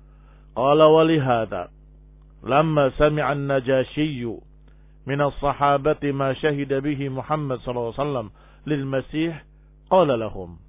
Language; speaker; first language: Arabic; non-native, fluent; Indonesian